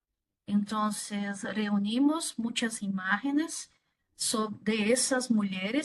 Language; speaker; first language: Spanish; non-native, fluent; Portuguese